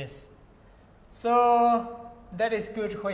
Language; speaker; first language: English; non-native, fluent; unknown